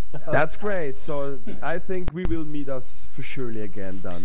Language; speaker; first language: English; non-native, fluent; German